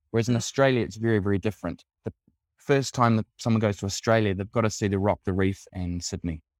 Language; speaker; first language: English; native; English